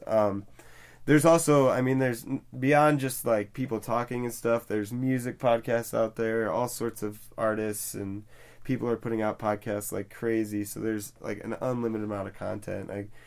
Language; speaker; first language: English; native; English